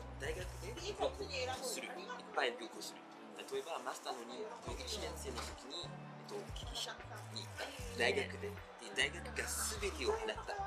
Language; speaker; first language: Japanese; non-native, learner; French